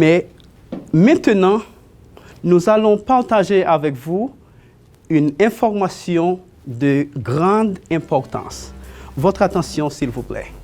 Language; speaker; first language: French; non-native, fluent; Spanish